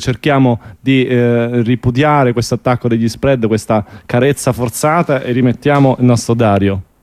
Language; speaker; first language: Italian; native; Italian